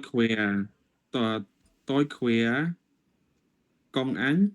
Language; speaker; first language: Vietnamese; non-native, learner; Khmer